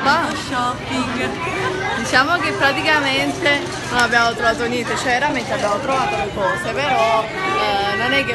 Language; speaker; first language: Italian; native; Italian